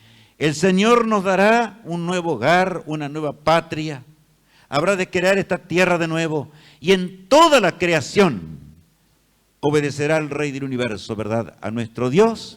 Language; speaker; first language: Spanish; native; Spanish